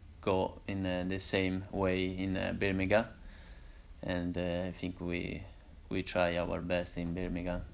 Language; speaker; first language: English; non-native, learner; Italian